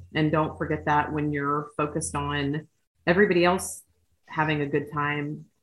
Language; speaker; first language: English; native; English